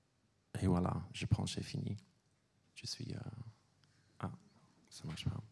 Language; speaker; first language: French; non-native, fluent; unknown